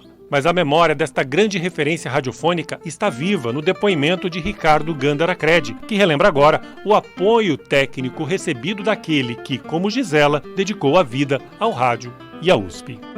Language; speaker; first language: Portuguese; native; Portuguese